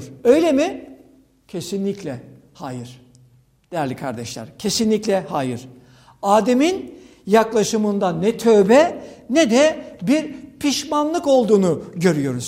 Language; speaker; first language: Turkish; native; Turkish